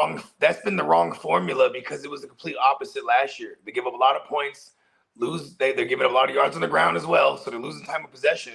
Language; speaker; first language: English; native; English